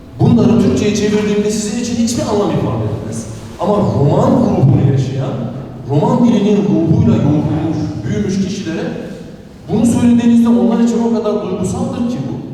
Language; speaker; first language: Turkish; non-native, local second language; Romany